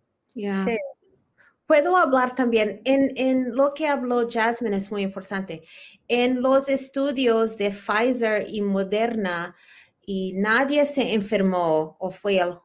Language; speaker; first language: Spanish; early bilingual, heritage; Spanish